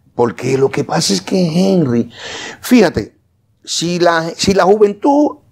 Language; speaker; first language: Spanish; native; Spanish